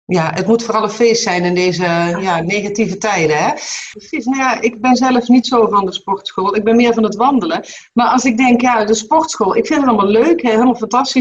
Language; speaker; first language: Dutch; native; Dutch